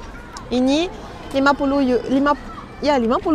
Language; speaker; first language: Indonesian; non-native, learner; Arabic